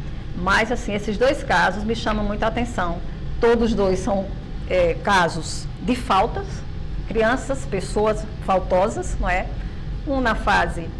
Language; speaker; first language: Portuguese; native; Portuguese